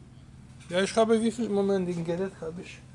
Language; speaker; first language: German; non-native, learner; Polish